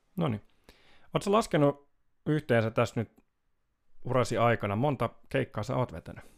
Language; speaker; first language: Finnish; native; Finnish